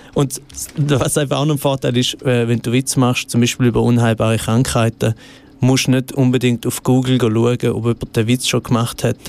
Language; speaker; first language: German; native; German